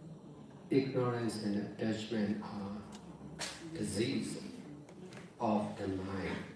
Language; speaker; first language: English; non-native, learner; Burmese